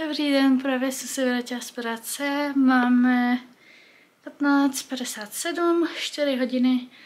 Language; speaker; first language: Czech; early bilingual, heritage; Czech